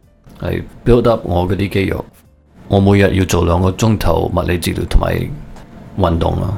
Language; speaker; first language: Cantonese; early bilingual, heritage; Cantonese